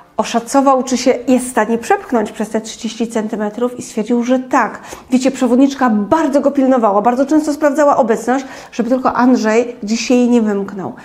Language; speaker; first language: Polish; native; Polish